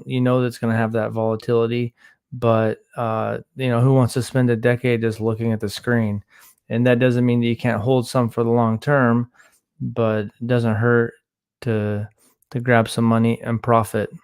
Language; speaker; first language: English; native; English